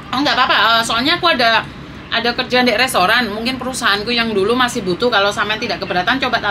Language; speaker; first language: Indonesian; non-native, local second language; Javanese